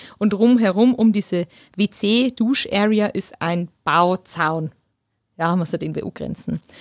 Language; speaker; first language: German; native; German